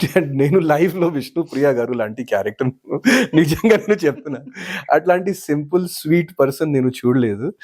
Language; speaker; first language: Telugu; non-native, fluent; Hindi